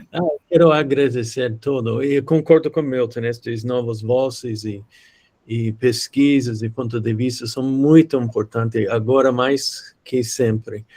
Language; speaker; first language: Portuguese; non-native, fluent; English